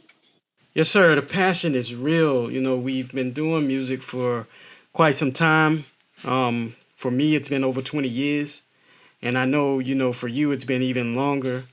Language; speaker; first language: English; native; English